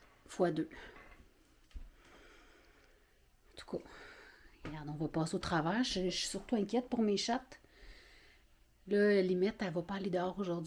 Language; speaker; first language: French; native; French